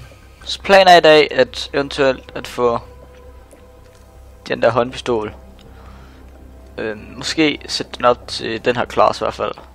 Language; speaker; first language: Danish; native; Danish